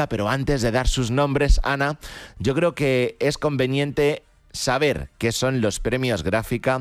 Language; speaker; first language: Spanish; native; Spanish